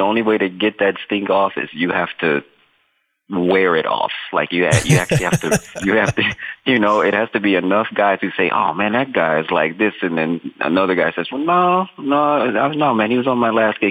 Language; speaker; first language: English; native; English